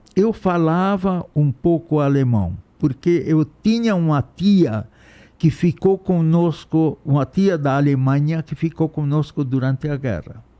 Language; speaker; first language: Portuguese; non-native, fluent; Hungarian